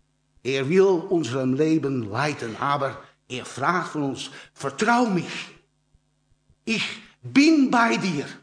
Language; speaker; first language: German; non-native, learner; Dutch